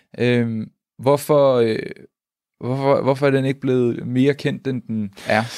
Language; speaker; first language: Danish; native; Danish